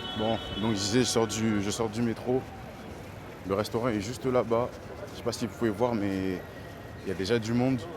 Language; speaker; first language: French; native; French